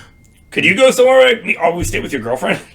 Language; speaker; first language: English; native; English